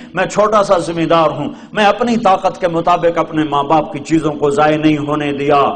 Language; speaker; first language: Urdu; non-native, local second language; Punjabi